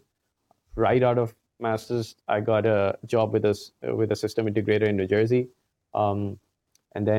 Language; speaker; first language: English; non-native, local second language; Urdu